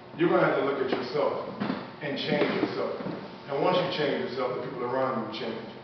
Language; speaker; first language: English; native; English